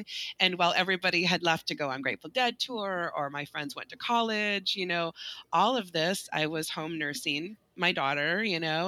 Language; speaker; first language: English; native; English